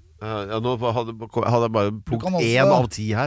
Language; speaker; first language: Norwegian; native; Norwegian